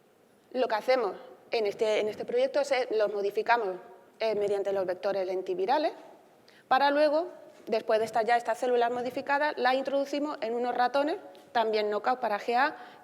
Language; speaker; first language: Spanish; native; Spanish